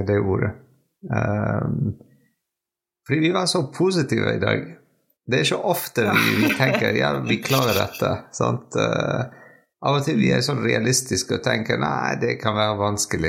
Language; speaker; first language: Norwegian; non-native, fluent; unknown